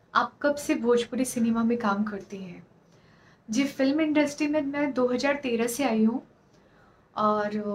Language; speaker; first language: Hindi; native; Hindi